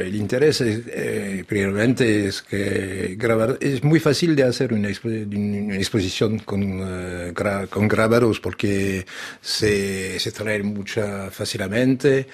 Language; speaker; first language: Spanish; non-native, learner; French